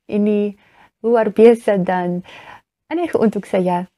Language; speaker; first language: Indonesian; non-native, learner; Russian